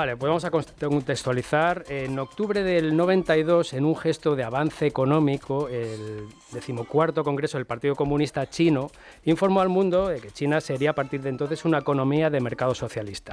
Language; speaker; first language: Spanish; native; Spanish